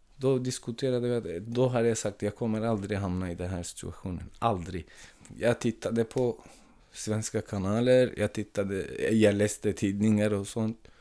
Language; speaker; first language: Swedish; non-native, fluent; Turkish